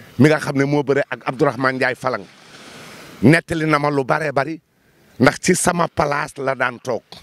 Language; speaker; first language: Wolof; native; Wolof